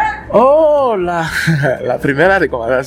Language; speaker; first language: Spanish; non-native, learner; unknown